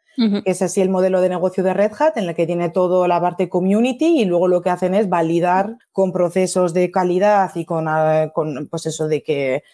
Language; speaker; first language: Spanish; native; Spanish